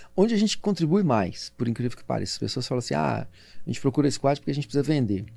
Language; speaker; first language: Portuguese; native; Portuguese